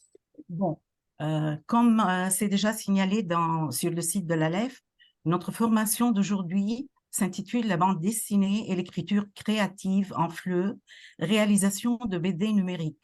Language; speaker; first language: French; non-native, local second language; Arabic